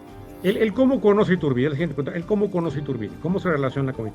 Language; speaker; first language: Spanish; native; Spanish